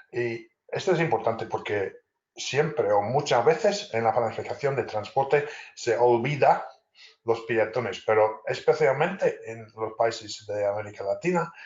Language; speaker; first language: Spanish; non-native, fluent; English